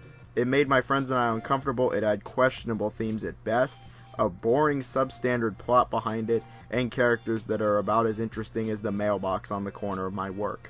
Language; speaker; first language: English; native; English